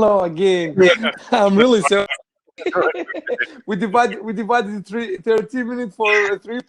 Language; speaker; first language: English; non-native, learner; Arabic